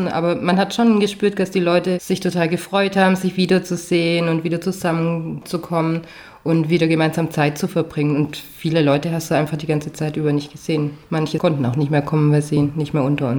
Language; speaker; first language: German; native; German